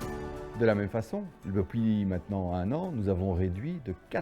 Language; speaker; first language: French; native; French